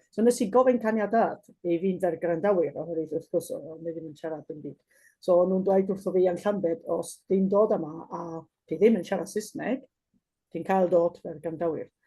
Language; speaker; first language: Welsh; non-native, fluent; Basque